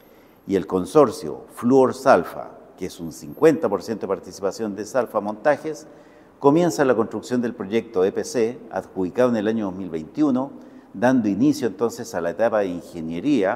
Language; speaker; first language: Spanish; native; Spanish